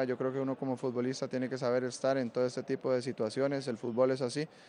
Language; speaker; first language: Spanish; native; Spanish